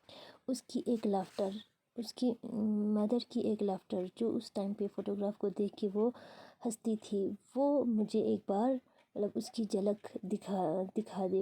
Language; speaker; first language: Hindi; non-native, local second language; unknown